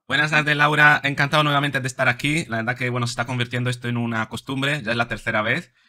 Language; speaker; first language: Spanish; non-native, fluent; Italian